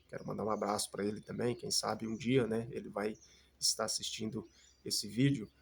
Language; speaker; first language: Portuguese; native; Portuguese